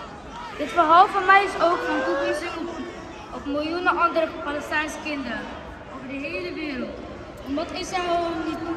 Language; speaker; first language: Dutch; non-native, fluent; Arabic